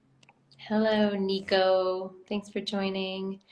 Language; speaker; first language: English; native; English